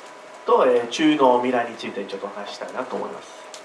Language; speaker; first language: Japanese; non-native, learner; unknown